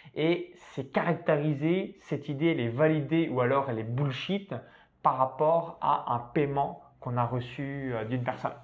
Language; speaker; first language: French; native; French